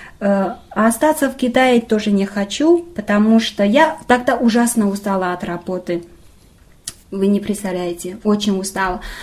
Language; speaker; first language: Russian; non-native, fluent; Chinese